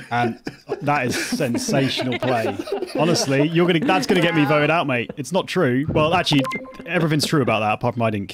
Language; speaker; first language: English; native; English